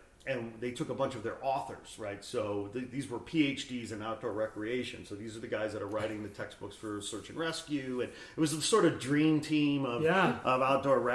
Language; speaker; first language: English; native; English